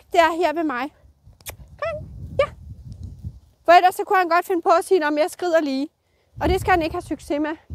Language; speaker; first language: Danish; native; Danish